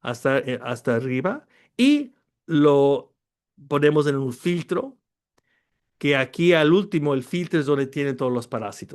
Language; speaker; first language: Spanish; early bilingual, heritage; Spanish